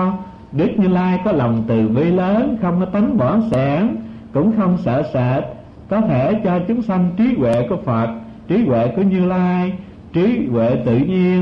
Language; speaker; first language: Vietnamese; native; Vietnamese